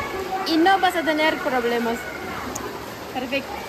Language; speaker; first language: Spanish; non-native, fluent; Ukrainian